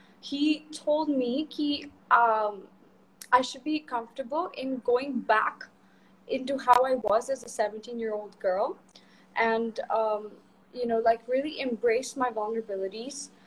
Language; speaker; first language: English; non-native, local second language; Hindi